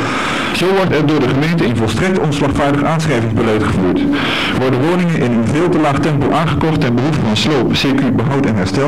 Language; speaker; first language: Dutch; native; Dutch